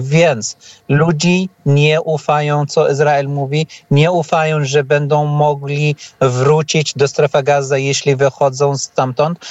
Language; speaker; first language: Polish; non-native, learner; Arabic